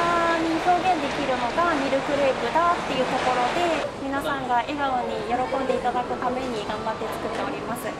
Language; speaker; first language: Japanese; native; Japanese